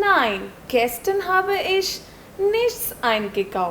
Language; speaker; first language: German; non-native, learner; Hindi